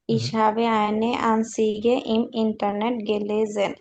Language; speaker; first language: German; non-native, learner; Bangla